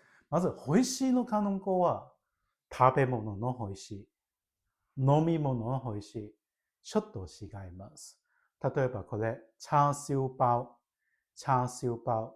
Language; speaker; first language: Japanese; non-native, fluent; Cantonese